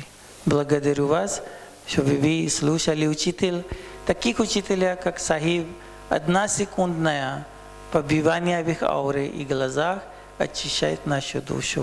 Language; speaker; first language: Russian; non-native, learner; Hindi